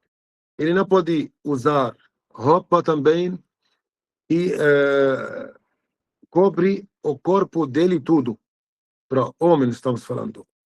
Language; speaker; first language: Portuguese; non-native, fluent; Arabic